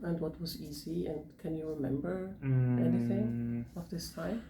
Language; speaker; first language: English; non-native, fluent; German